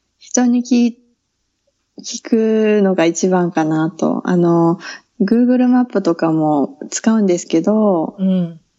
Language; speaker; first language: Japanese; native; Japanese